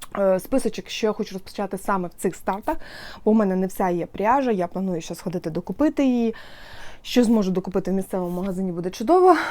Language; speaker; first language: Ukrainian; non-native, local second language; Russian